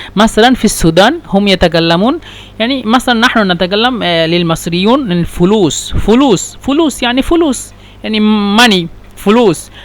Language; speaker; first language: Egyptian Arabic; non-native, learner; Bangla